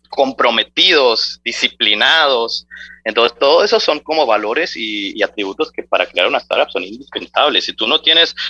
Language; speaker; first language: Spanish; early bilingual, heritage; Spanish